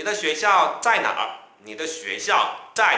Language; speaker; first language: Chinese; non-native, fluent; Vietnamese